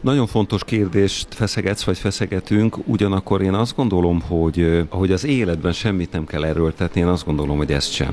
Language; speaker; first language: Hungarian; native; Hungarian